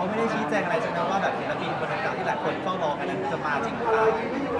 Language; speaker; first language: Thai; native; Thai